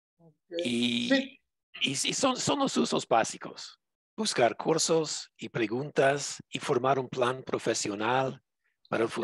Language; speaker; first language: Spanish; non-native, fluent; English